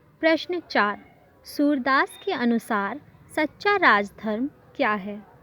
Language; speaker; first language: Hindi; native; Hindi